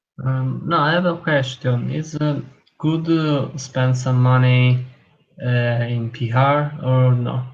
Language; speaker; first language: English; non-native, learner; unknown